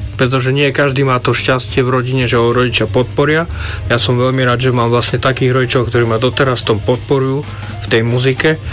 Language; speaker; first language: Slovak; native; Slovak